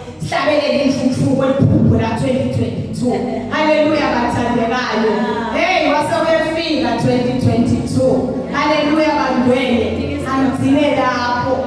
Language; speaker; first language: Zulu; non-native, local second language; Swati